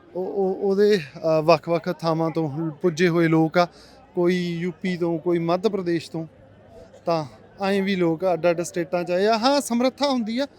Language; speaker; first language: Punjabi; native; Punjabi